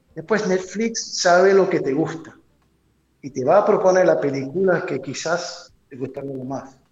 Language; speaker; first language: Spanish; non-native, fluent; French